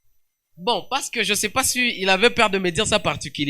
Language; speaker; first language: French; non-native, local second language; Swahili